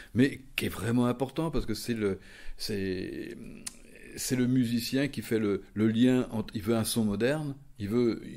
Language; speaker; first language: French; native; French